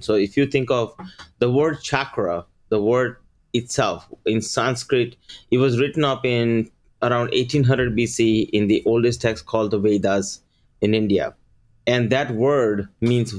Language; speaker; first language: English; early bilingual, other home language; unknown